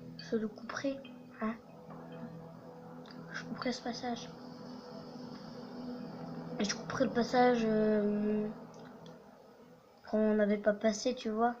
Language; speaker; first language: French; native; French